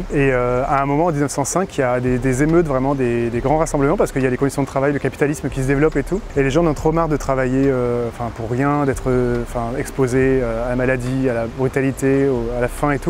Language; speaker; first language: French; native; French